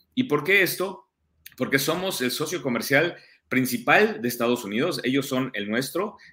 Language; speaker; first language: Spanish; early bilingual, heritage; German